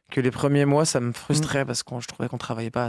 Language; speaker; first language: French; native; French